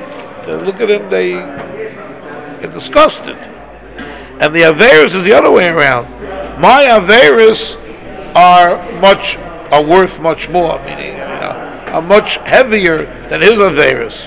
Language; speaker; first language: English; native; English